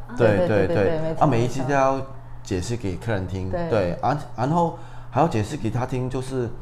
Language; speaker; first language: Chinese; non-native, fluent; Cantonese